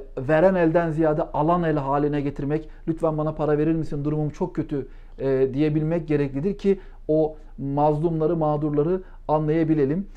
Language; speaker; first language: Turkish; native; Turkish